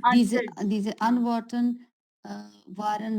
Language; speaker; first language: German; non-native, learner; Urdu